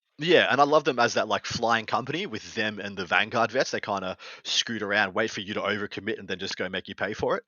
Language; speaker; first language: English; native; English